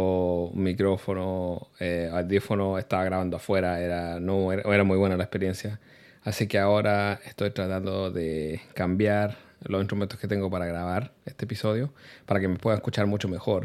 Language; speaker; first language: Spanish; early bilingual, heritage; Spanish